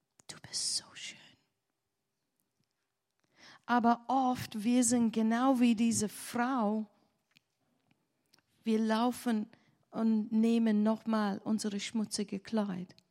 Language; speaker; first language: German; non-native, learner; English